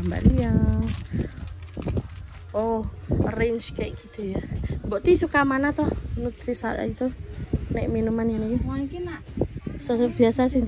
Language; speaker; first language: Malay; non-native, local second language; Javanese